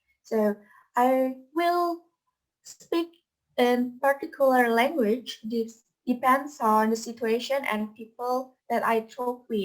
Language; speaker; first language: English; non-native, fluent; Indonesian